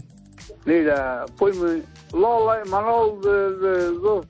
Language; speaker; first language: Spanish; non-native, local second language; Galician